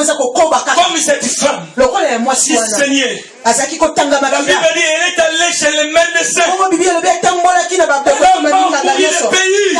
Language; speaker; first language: French; non-native, local second language; Lingala